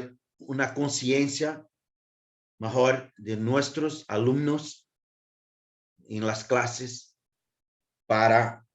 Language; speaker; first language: Spanish; non-native, learner; Portuguese